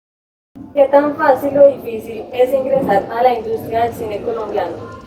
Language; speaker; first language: Spanish; native; Spanish